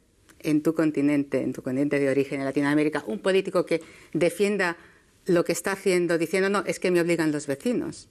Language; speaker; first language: Spanish; native; Spanish